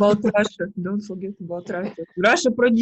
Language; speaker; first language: English; non-native, fluent; Russian